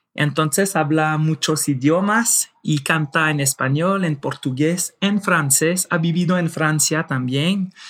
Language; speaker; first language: Spanish; non-native, fluent; French